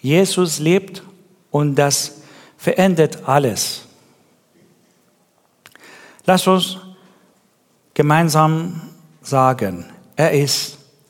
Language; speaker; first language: German; non-native, learner; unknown